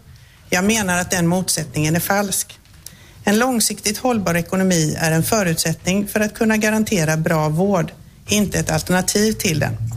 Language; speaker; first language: Swedish; native; Swedish